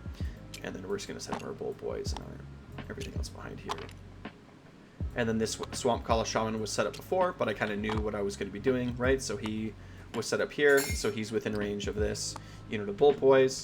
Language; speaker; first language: English; native; English